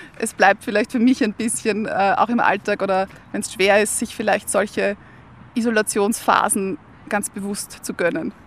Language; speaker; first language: German; native; German